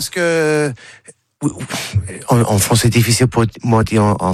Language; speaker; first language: French; non-native, learner; English